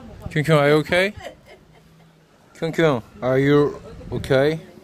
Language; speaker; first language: English; non-native, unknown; Korean